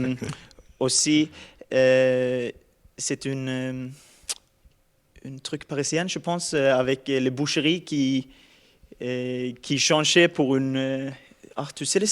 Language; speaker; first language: French; non-native, learner; Norwegian